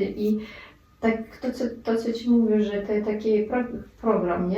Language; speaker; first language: Polish; non-native, fluent; Russian